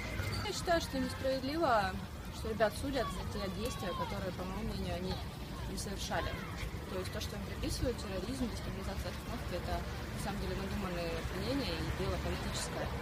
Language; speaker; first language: Russian; native; Russian